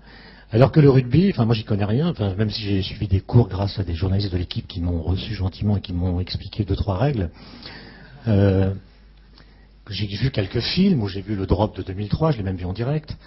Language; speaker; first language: French; native; French